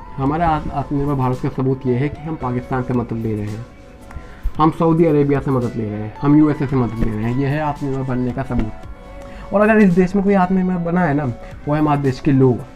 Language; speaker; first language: Hindi; native; Hindi